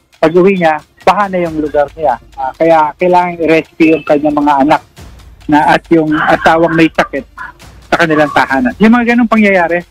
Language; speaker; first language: Filipino; native; Filipino